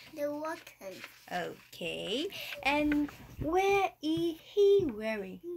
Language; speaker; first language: English; non-native, learner; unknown